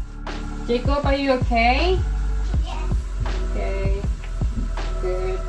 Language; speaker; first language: English; non-native, learner; Indonesian